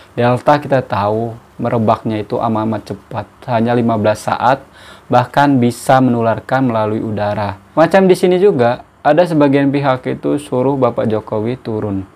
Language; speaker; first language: Indonesian; native; Indonesian